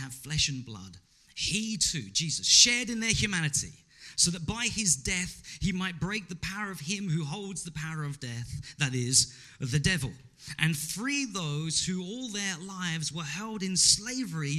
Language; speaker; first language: English; native; English